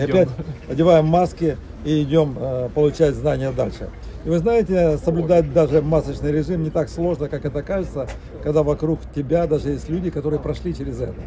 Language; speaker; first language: Russian; native; Russian